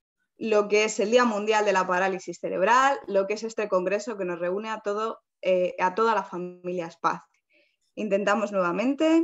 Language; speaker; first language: Spanish; native; Spanish